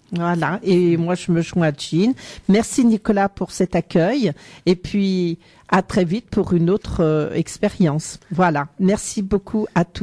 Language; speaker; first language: French; native; French